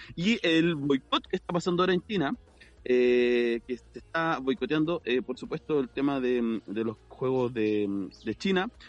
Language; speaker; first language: Spanish; native; Spanish